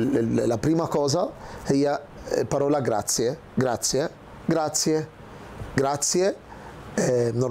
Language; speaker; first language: Italian; non-native, fluent; Arabic